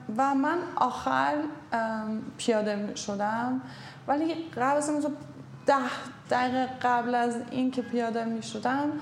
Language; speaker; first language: Persian; non-native, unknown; German